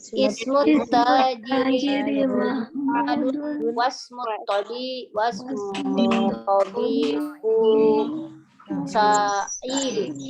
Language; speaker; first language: Arabic; non-native, learner; Indonesian